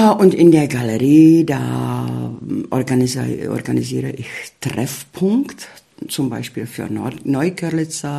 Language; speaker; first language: German; early bilingual, heritage; German